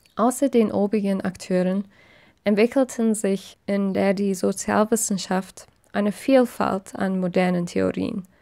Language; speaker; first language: German; non-native, fluent; English